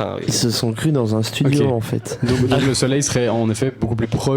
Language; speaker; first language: French; native; French